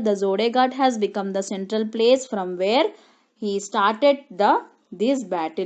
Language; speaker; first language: English; non-native, local second language; Telugu